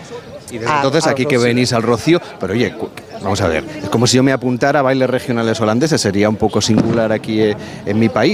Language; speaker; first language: Spanish; native; Spanish